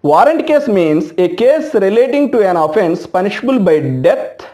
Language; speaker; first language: English; non-native, local second language; Telugu